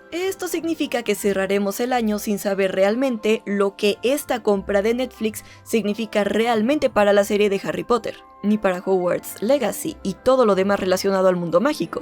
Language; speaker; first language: Spanish; native; Spanish